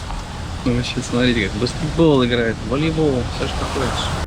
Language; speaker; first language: Russian; native; Russian